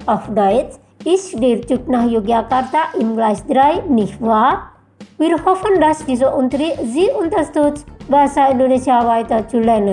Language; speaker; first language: German; non-native, fluent; Indonesian